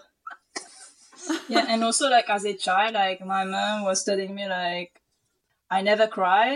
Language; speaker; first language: English; non-native, local second language; Morisyen